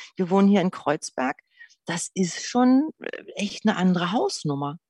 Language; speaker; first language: German; native; German